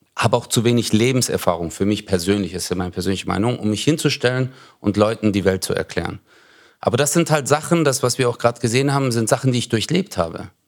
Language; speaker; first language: German; early bilingual, other home language; Turkish